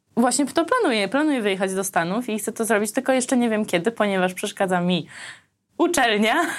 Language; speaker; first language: Polish; early bilingual, other home language; Armenian